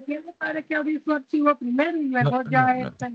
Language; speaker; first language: Spanish; native; Spanish